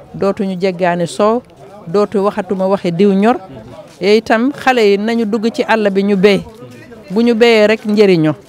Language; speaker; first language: Wolof; non-native, local second language; Fula